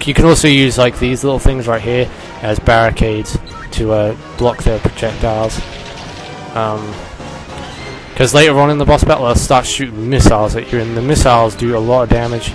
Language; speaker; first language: English; native; English